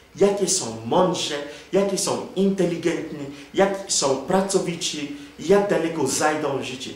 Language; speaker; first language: Polish; non-native, fluent; Igbo